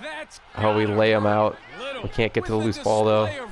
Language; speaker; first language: English; native; English